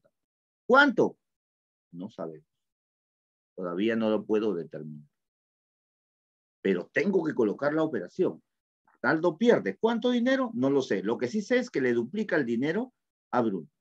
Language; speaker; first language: Spanish; native; Spanish